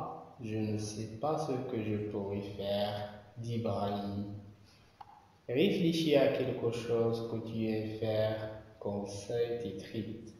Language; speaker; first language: French; non-native, local second language; Arabic